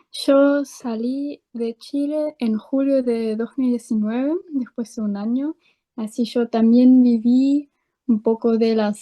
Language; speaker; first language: Spanish; non-native, fluent; German